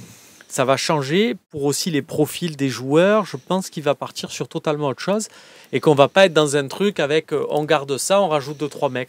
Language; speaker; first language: French; native; French